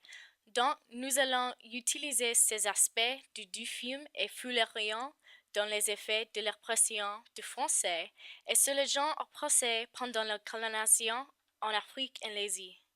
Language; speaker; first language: French; non-native, fluent; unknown